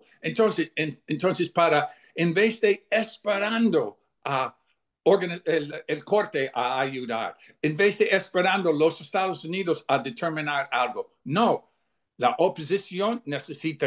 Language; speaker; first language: Spanish; non-native, fluent; English